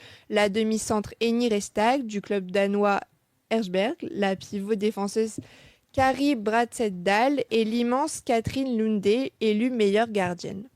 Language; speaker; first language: French; native; French